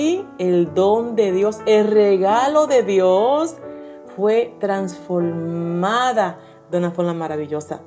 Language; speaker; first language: Spanish; native; Spanish